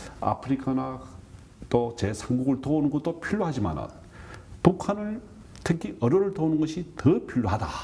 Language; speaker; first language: Korean; native; Korean